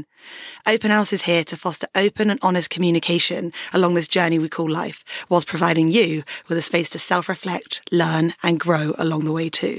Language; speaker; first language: English; native; English